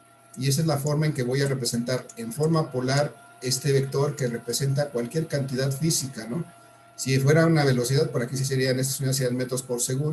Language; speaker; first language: Spanish; native; Spanish